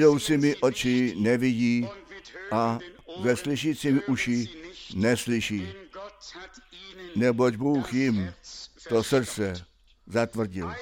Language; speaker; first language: Czech; non-native, fluent; German